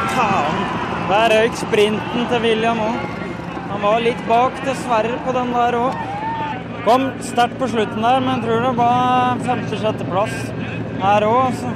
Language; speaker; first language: Norwegian; native; Norwegian